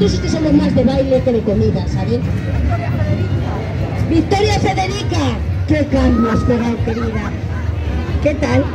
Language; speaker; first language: Spanish; native; Spanish